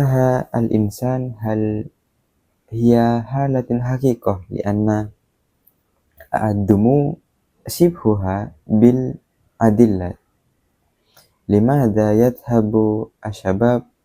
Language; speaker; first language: Arabic; non-native, learner; Indonesian